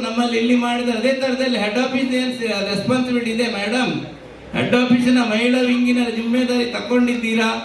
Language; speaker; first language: Kannada; native; Kannada